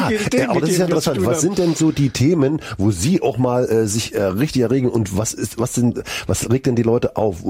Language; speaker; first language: German; native; German